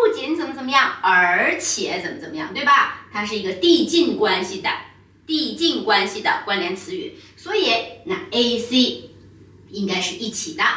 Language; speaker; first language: Chinese; native; Chinese